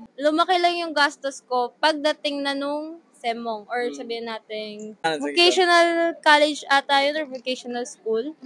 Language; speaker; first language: Filipino; non-native, local second language; Bikol